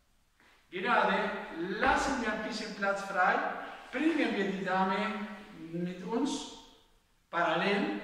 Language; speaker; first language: German; non-native, fluent; Spanish